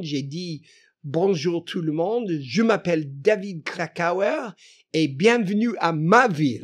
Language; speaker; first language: French; non-native, fluent; English